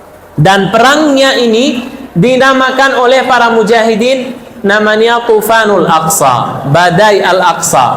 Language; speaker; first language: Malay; non-native, fluent; Arabic